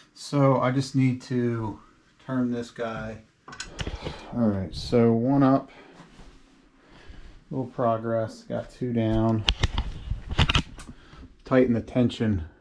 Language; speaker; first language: English; native; English